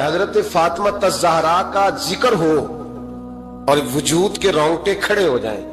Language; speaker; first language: Urdu; native; Urdu